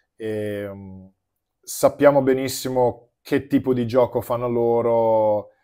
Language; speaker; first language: Italian; non-native, fluent; Portuguese